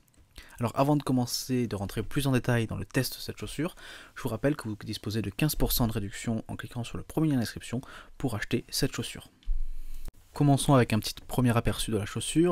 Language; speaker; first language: French; native; French